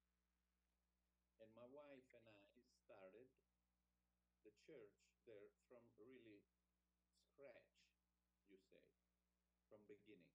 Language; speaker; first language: English; non-native, fluent; Italian